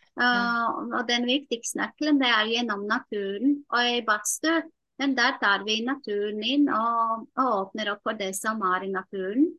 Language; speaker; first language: Norwegian; non-native, fluent; Latvian